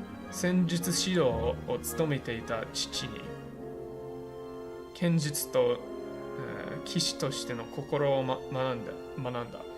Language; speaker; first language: Japanese; non-native, fluent; English